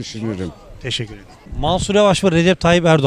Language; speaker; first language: Turkish; native; Turkish